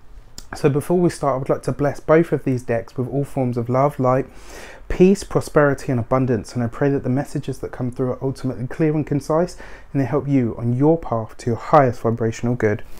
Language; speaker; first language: English; native; English